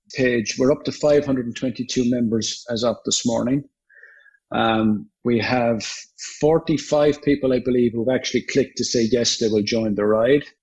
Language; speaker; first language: English; native; English